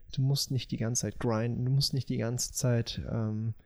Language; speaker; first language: German; native; German